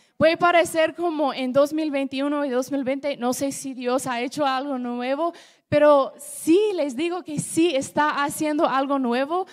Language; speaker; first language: Spanish; non-native, fluent; English